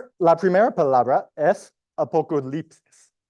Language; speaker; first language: Spanish; non-native, learner; English